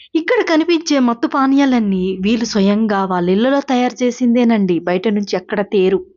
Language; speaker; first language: Telugu; non-native, local second language; Koya